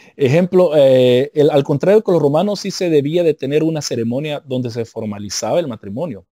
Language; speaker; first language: Spanish; native; Spanish